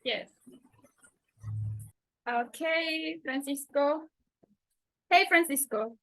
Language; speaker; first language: English; non-native, learner; Spanish